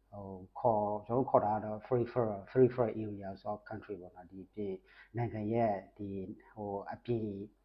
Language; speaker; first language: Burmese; non-native, local second language; S'gaw Karen